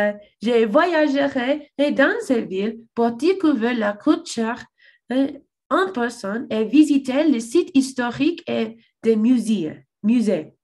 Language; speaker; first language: French; non-native, learner; English